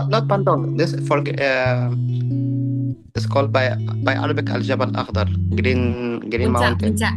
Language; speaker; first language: English; non-native, learner; Arabic